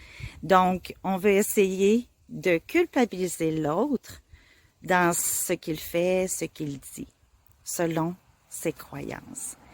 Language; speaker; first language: French; native; French